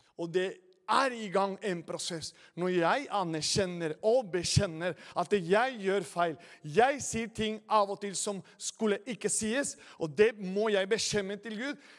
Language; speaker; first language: Norwegian; non-native, fluent; Spanish